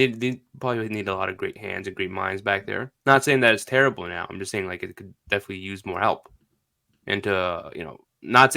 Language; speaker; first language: English; native; English